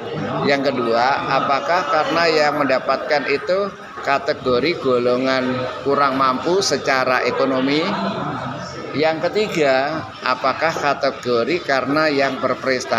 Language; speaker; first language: Indonesian; native; Indonesian